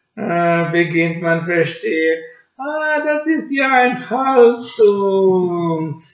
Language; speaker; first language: German; non-native, learner; Finnish